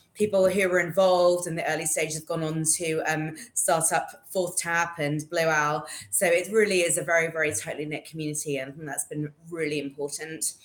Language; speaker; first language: English; native; English